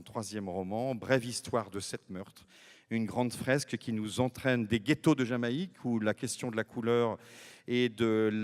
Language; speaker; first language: French; native; French